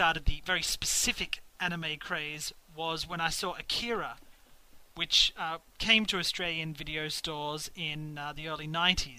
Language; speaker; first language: English; native; English